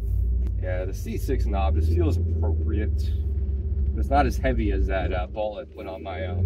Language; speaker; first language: English; native; English